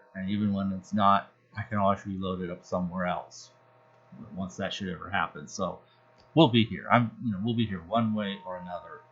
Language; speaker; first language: English; native; English